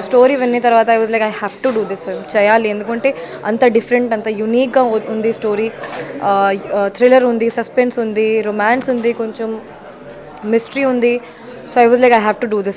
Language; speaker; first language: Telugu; non-native, fluent; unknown